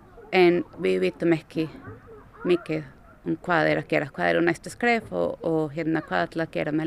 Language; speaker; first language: Icelandic; non-native, fluent; Spanish